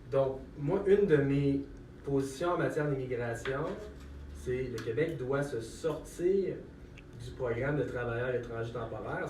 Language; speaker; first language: French; native; French